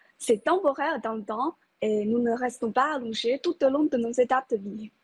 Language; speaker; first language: French; non-native, fluent; Chinese